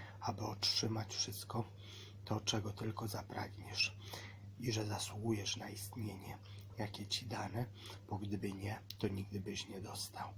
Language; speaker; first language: Polish; native; Polish